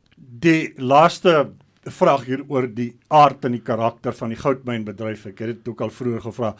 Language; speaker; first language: Afrikaans; native; Afrikaans